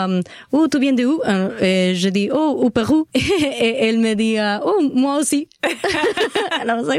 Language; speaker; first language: French; non-native, learner; Spanish